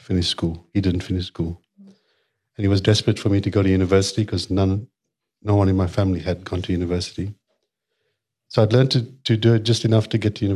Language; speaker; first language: English; native; English